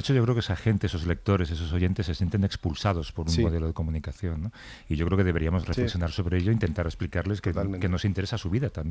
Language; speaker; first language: Spanish; native; Spanish